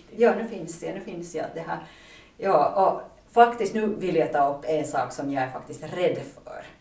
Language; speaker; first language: Swedish; native; Swedish